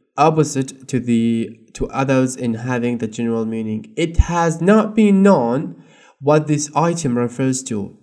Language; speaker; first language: English; non-native, fluent; Arabic